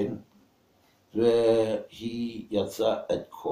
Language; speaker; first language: Hebrew; non-native, fluent; English